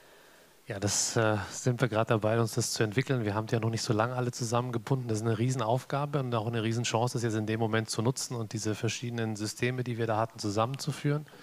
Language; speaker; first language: German; native; German